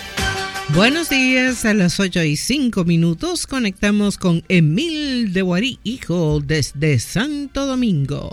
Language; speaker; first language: Spanish; native; Spanish